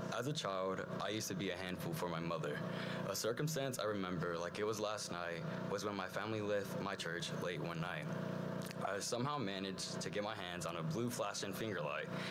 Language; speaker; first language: English; early bilingual, other home language; Spanish